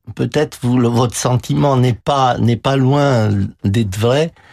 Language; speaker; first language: French; non-native, fluent; Romanian